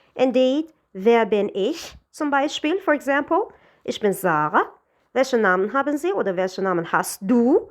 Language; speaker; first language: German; non-native, fluent; Persian